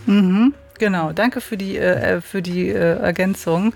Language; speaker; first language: German; native; German